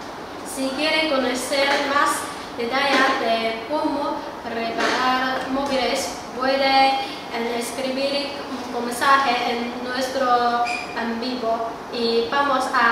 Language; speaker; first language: Spanish; non-native, learner; Chinese